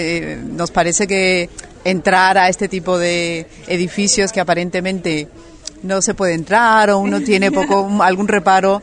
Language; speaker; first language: Spanish; native; Spanish